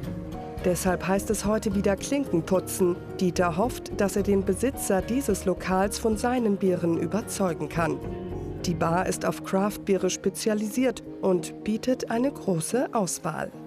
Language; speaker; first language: German; native; German